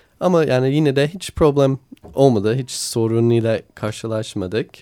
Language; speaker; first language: Turkish; non-native, learner; English